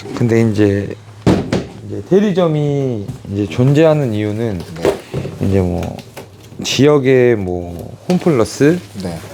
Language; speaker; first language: Korean; native; Korean